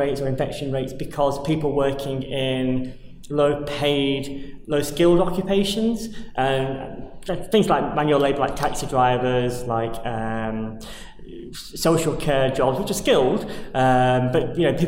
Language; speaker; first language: English; native; English